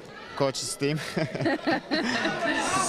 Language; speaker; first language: English; non-native, learner; Turkish